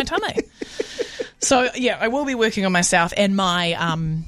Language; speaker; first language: English; native; English